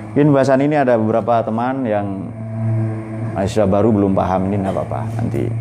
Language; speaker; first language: Indonesian; non-native, local second language; Madurese